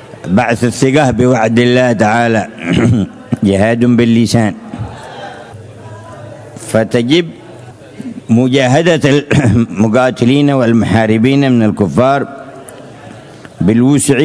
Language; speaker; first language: Arabic; native; Arabic